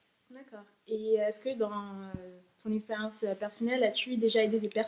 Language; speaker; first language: French; native; French